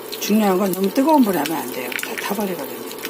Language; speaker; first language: Korean; native; Korean